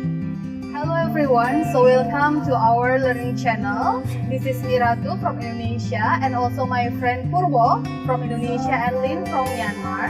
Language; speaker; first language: English; non-native, learner; Indonesian